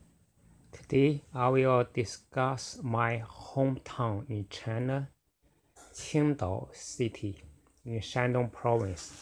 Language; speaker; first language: English; non-native, fluent; Chinese